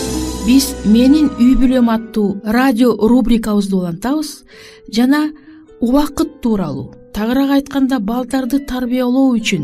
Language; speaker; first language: Kyrgyz; native; Kyrgyz